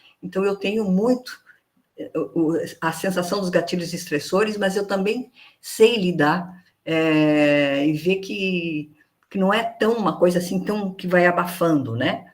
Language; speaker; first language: Portuguese; native; Portuguese